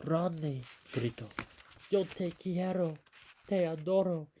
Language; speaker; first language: Spanish; non-native, learner; English